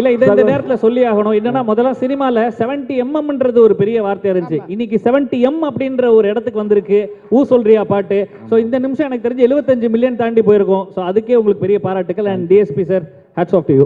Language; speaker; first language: Tamil; native; Tamil